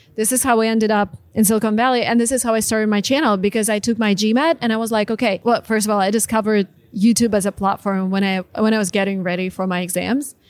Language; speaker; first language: English; non-native, fluent; Russian